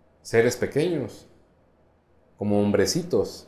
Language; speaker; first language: Spanish; native; Spanish